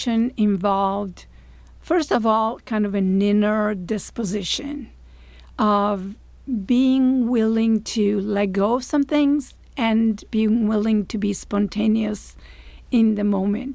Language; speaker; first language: English; non-native, fluent; Italian